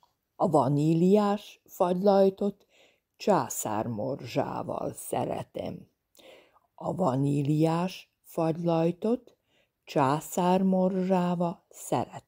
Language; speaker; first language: Hungarian; non-native, fluent; Serbian